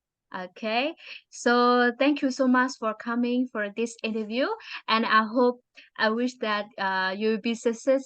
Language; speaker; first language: English; non-native, learner; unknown